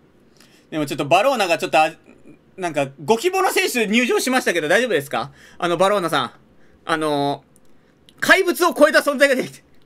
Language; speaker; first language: Japanese; native; Japanese